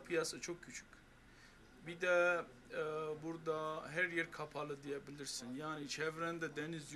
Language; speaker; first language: Turkish; non-native, fluent; Armenian